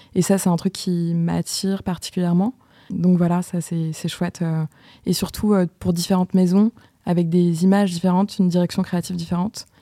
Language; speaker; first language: French; native; French